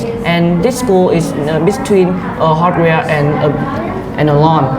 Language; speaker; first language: English; non-native, learner; Vietnamese